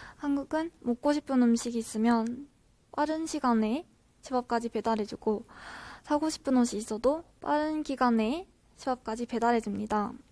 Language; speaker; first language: Korean; non-native, fluent; Japanese